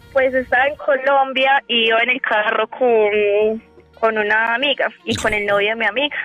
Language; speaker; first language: Spanish; native; Spanish